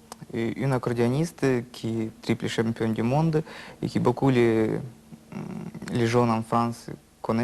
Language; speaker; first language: French; non-native, learner; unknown